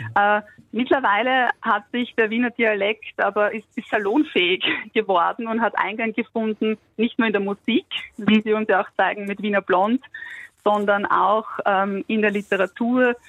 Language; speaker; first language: German; native; German